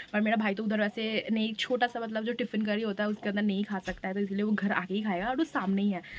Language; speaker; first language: Hindi; non-native, local second language; Bangla